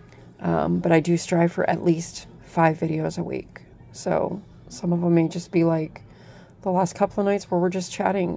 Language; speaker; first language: English; native; English